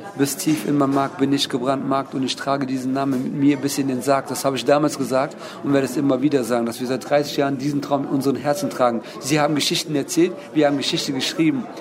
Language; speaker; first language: German; early bilingual, other home language; Turkish